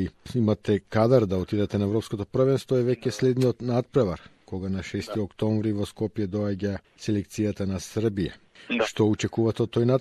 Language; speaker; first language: Macedonian; native; Macedonian